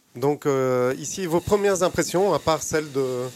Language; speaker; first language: French; native; French